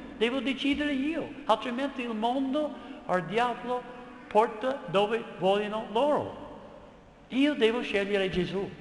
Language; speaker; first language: Italian; non-native, fluent; English